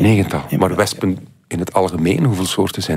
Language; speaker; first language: Dutch; native; Dutch